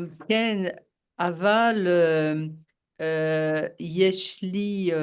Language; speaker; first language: Hebrew; non-native, learner; French